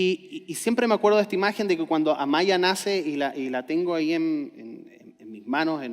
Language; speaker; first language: Spanish; native; Spanish